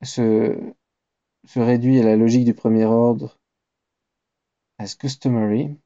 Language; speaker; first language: French; native; French